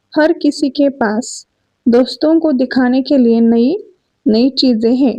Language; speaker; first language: Hindi; non-native, local second language; Marathi